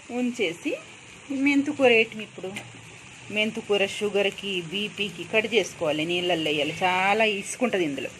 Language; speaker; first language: Telugu; non-native, local second language; Urdu